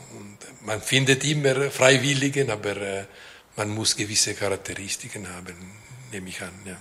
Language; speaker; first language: German; non-native, fluent; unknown